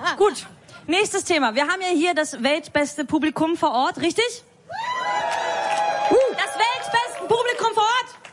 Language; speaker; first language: German; non-native, fluent; Bulgarian